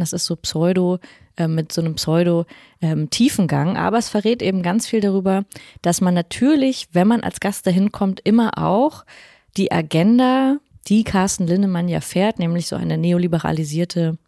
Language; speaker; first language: German; native; German